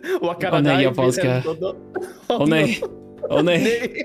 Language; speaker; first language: Swedish; non-native, learner; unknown